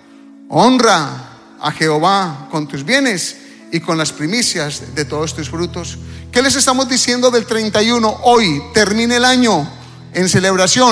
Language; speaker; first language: Spanish; native; Spanish